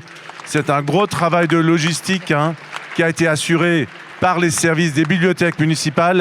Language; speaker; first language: French; native; French